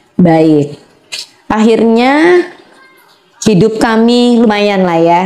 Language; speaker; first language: Indonesian; native; Indonesian